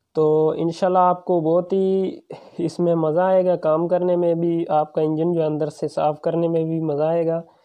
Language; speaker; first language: Urdu; non-native, local second language; Punjabi